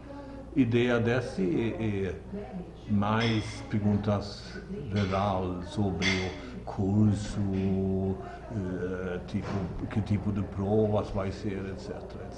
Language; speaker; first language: Portuguese; non-native, learner; Swedish